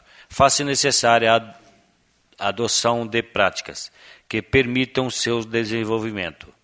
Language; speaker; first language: Portuguese; native; Portuguese